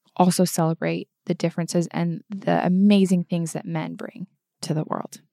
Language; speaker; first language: English; native; English